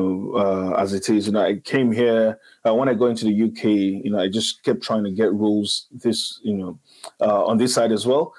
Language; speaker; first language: English; non-native, local second language; Igbo